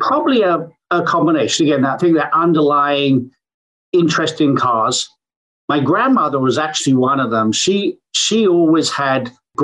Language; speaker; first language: English; native; English